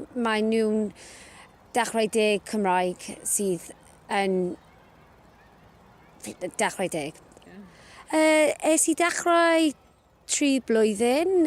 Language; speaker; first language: Welsh; non-native, local second language; English